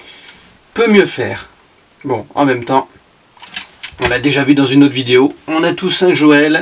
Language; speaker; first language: French; native; French